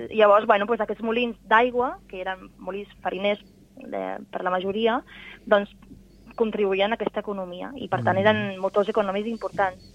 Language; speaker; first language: Catalan; early bilingual, heritage; Catalan